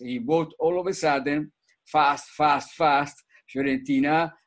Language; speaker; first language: English; non-native, fluent; Italian